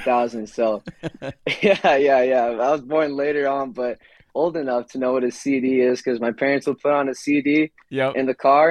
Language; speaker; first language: English; native; English